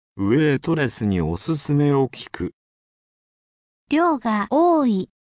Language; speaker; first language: Japanese; native; Japanese